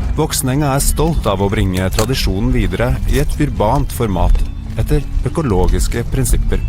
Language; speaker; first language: Norwegian; native; Norwegian